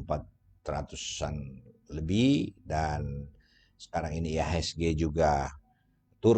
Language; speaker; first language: Indonesian; native; Indonesian